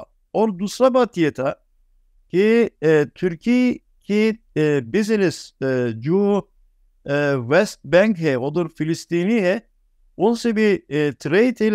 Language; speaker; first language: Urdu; non-native, fluent; Turkish